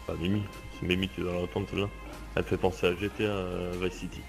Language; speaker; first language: French; native; French